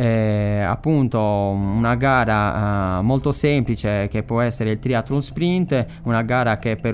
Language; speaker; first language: Italian; native; Italian